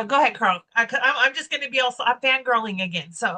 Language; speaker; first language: English; native; English